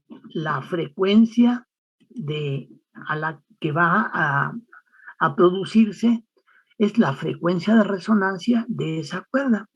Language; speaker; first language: Spanish; native; Spanish